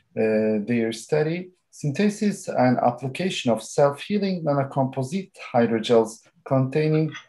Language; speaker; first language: English; non-native, fluent; Turkish